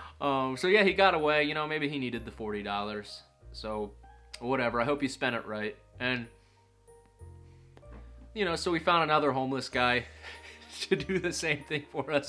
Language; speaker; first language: English; native; English